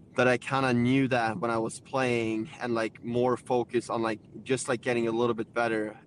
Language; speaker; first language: English; non-native, fluent; Swedish